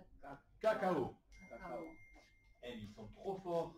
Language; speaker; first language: French; native; French